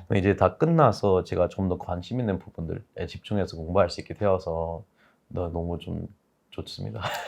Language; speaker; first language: Korean; non-native, fluent; English